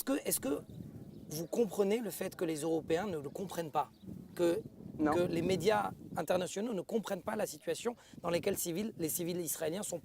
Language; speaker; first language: French; native; French